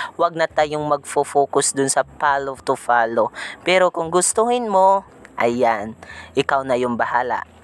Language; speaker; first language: Filipino; non-native, local second language; Cebuano